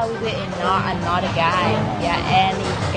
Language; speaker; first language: English; non-native, learner; Vietnamese